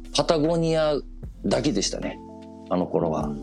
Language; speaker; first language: Japanese; early bilingual, heritage; Danish